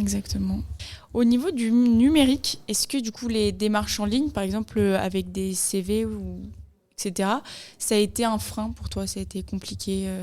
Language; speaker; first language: French; native; French